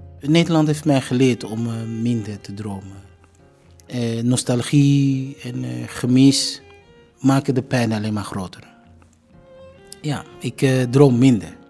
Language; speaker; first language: Dutch; non-native, fluent; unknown